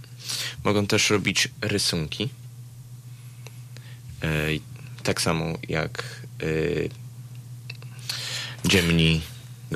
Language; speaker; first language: Polish; early bilingual, heritage; Polish